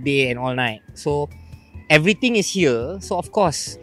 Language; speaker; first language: English; non-native, local second language; Malay